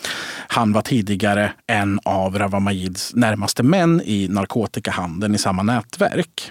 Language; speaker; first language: Swedish; native; Swedish